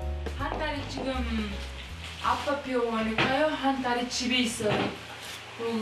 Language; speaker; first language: Korean; non-native, learner; Uzbek